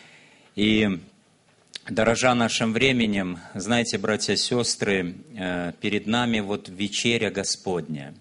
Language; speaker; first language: Russian; native; Russian